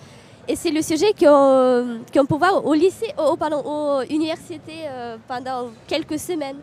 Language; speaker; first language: French; non-native, fluent; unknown